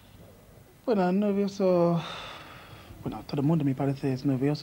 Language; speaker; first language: Spanish; non-native, learner; English